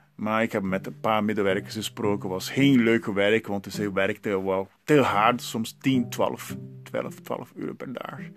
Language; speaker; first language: Dutch; non-native, learner; Portuguese